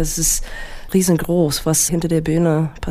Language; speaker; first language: German; non-native, learner; English